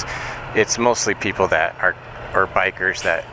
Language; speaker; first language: English; native; English